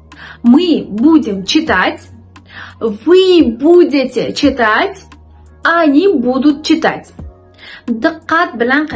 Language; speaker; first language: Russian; non-native, local second language; Uzbek